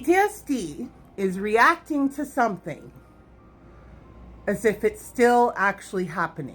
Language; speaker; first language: English; native; English